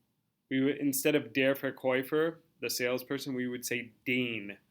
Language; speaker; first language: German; non-native, fluent; English